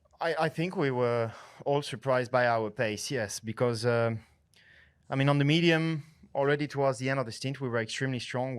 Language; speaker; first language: English; non-native, fluent; French